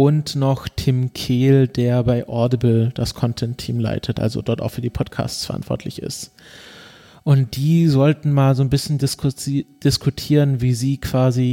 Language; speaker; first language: German; native; German